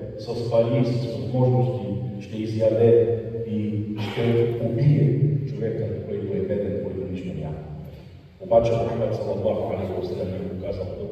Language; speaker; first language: Bulgarian; non-native, fluent; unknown